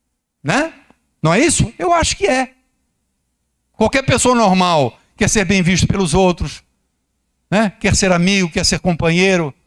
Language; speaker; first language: Portuguese; native; Portuguese